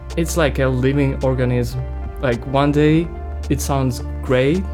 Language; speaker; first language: English; non-native, fluent; Ukrainian